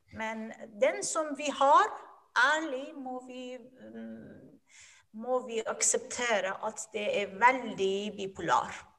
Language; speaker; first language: Norwegian; non-native, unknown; Persian